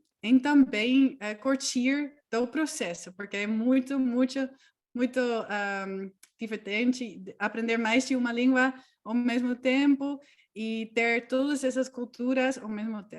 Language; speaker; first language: Portuguese; non-native, fluent; Dutch